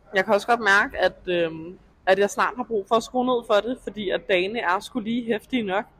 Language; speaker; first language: Danish; native; Danish